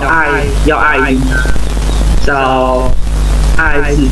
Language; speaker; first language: Chinese; non-native, learner; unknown